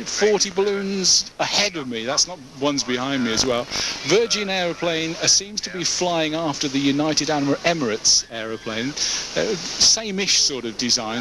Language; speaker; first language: English; native; English